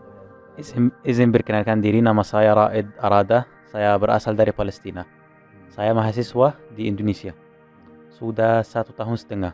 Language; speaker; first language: Indonesian; non-native, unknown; Arabic